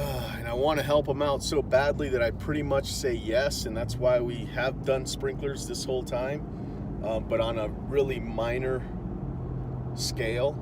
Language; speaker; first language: English; native; English